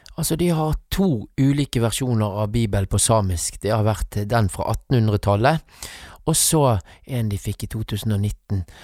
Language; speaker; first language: Norwegian; native; Norwegian